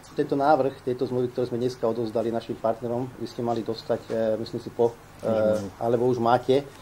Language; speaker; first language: Slovak; non-native, local second language; Hungarian